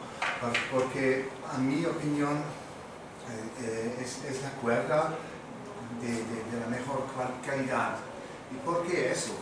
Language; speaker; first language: Spanish; non-native, fluent; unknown